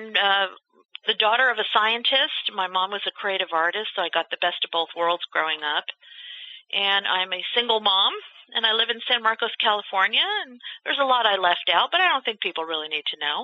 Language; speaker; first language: English; native; English